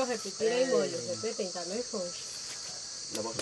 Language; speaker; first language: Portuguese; non-native, learner; Vietnamese